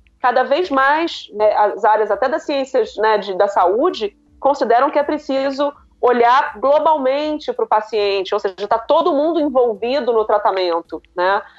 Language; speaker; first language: Portuguese; native; Portuguese